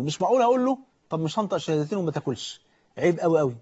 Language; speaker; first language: Arabic; native; Arabic